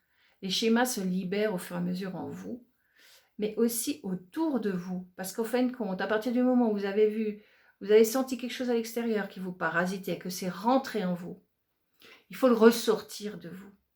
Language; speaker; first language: French; native; French